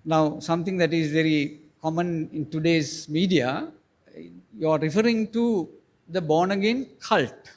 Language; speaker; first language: English; non-native, local second language; Sinhala